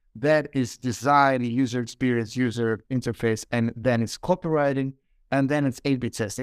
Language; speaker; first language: English; non-native, fluent; Ukrainian